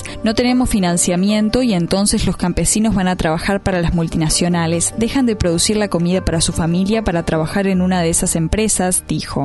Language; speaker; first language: Spanish; native; Spanish